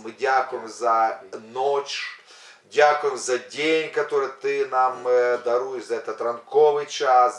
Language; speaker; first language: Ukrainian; non-native, local second language; Russian